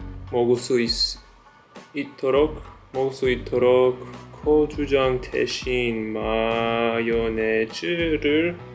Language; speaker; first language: Korean; non-native, learner; English